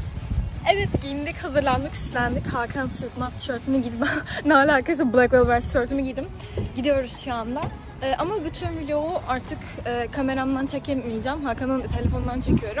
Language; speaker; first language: Turkish; native; Turkish